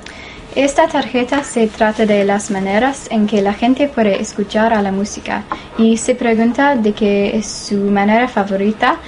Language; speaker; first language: Spanish; non-native, learner; English